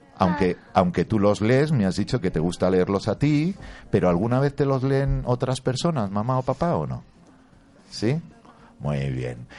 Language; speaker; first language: Spanish; native; Spanish